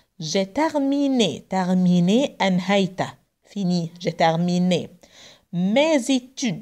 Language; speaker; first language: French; non-native, fluent; Arabic